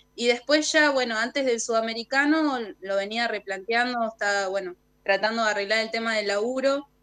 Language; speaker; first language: Spanish; native; Spanish